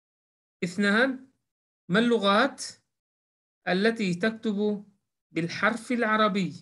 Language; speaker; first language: Arabic; non-native, fluent; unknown